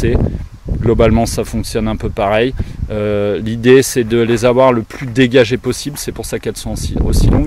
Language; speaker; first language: French; native; French